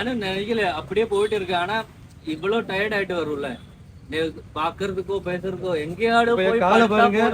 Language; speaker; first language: Tamil; non-native, learner; Malayalam